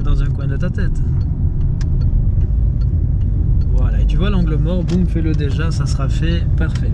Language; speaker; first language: French; native; French